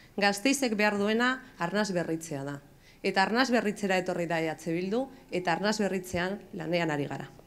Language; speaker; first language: Basque; non-native, local second language; Spanish